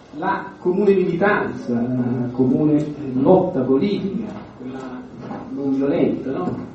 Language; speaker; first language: Italian; native; Italian